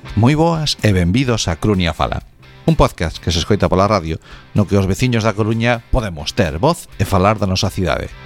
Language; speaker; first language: Galician; non-native, local second language; Spanish